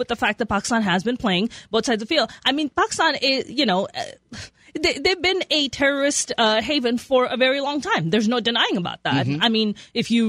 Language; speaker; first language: English; non-native, local second language; Urdu